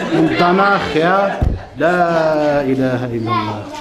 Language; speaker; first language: German; non-native, learner; Arabic